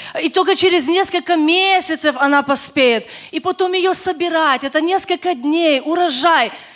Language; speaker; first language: Russian; early bilingual, other home language; Ukrainian